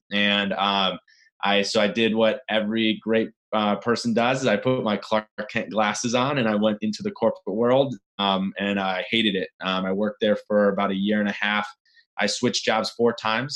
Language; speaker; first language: English; native; English